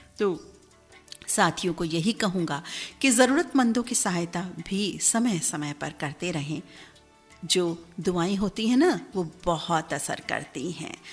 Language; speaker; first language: Hindi; native; Hindi